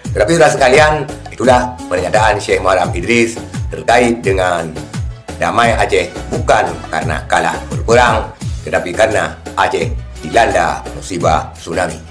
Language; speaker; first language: Malay; non-native, local second language; Achinese